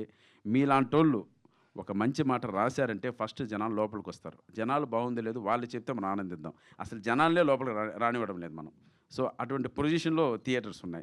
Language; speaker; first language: Telugu; native; Telugu